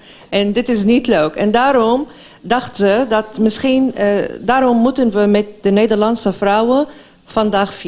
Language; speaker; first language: Dutch; non-native, learner; Arabic